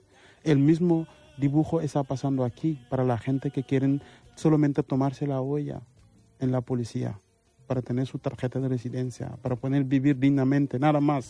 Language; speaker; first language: Spanish; non-native, fluent; Mandingo